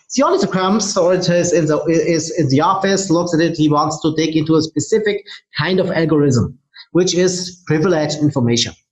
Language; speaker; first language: English; non-native, fluent; German